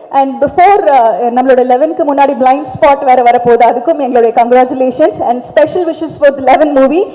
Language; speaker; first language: Tamil; native; Tamil